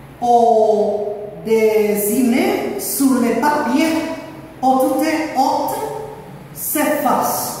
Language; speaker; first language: French; non-native, learner; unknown